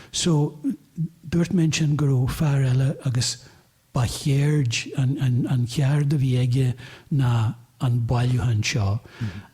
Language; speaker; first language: Irish; native; Irish